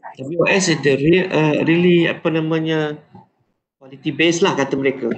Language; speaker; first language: Malay; native; Malay